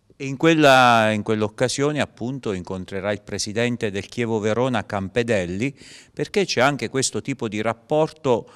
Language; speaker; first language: Italian; native; Italian